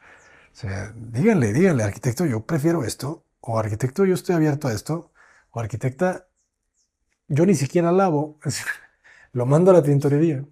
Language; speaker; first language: Spanish; native; Spanish